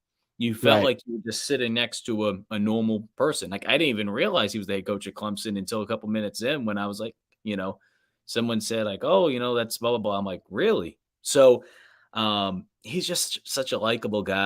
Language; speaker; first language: English; native; English